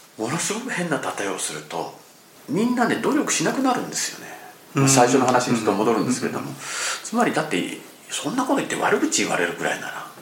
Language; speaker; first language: Japanese; native; Japanese